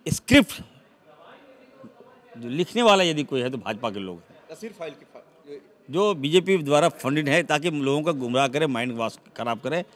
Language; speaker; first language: Hindi; native; Hindi